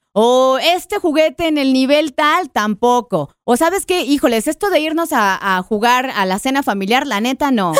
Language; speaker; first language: Spanish; native; Spanish